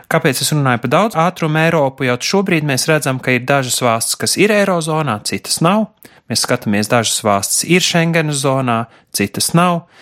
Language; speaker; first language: Latvian; native; Latvian